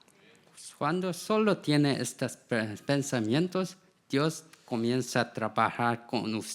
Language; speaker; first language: Spanish; non-native, learner; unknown